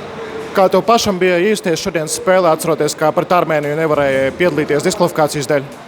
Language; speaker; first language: Latvian; native; Latvian